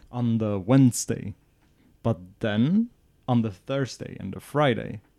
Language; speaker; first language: English; non-native, fluent; Swedish